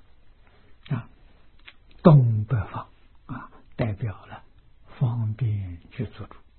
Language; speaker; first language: Chinese; native; Chinese